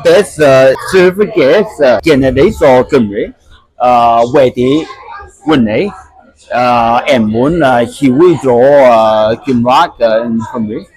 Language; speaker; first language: Welsh; non-native, learner; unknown